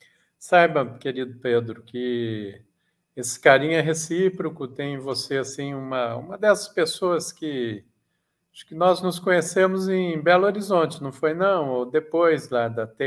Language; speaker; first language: Portuguese; native; Portuguese